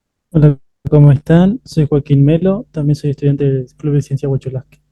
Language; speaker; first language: Spanish; native; Spanish